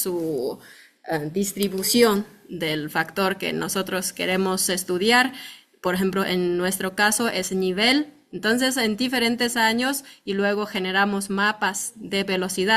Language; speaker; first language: Spanish; non-native, fluent; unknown